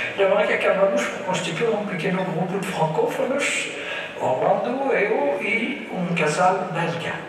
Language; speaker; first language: Portuguese; non-native, fluent; French